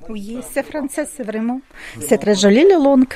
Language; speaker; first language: French; non-native, learner; Ukrainian